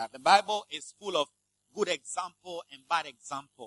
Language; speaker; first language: English; non-native, local second language; Akan